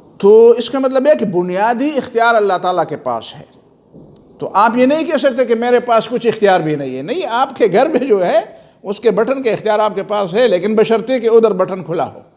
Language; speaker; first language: Urdu; non-native, local second language; Pashto